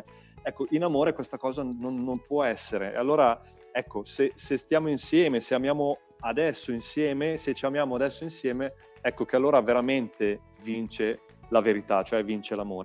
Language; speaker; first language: Italian; native; Italian